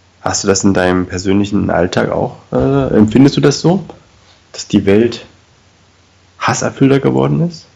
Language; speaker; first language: German; native; German